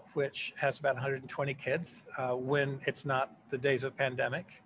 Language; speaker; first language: English; native; English